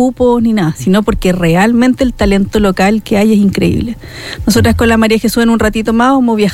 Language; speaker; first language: Spanish; native; Spanish